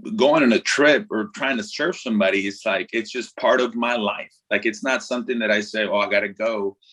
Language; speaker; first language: English; non-native, fluent; Spanish